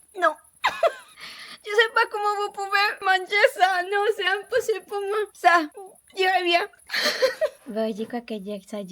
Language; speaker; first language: French; non-native, learner; Spanish